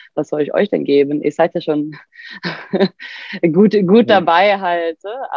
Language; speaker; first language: German; non-native, fluent; Swedish